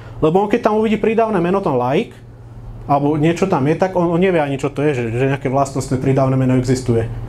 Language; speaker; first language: Slovak; native; Slovak